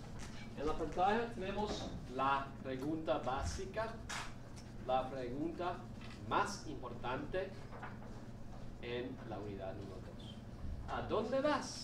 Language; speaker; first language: Spanish; non-native, fluent; English